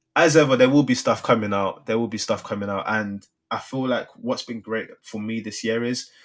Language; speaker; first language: English; native; English